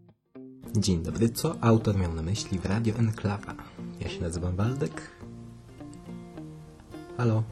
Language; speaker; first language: Polish; native; Polish